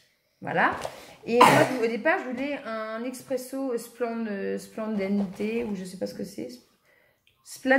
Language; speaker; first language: French; native; French